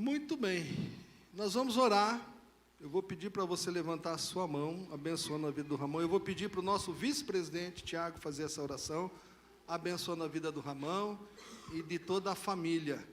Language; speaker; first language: Portuguese; native; Portuguese